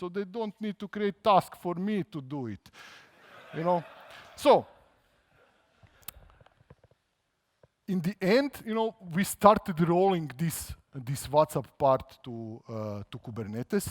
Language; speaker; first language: English; non-native, fluent; Croatian